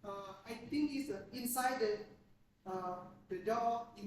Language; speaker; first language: English; non-native, learner; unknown